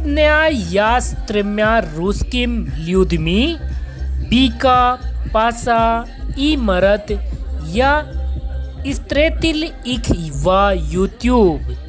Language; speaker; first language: Russian; non-native, learner; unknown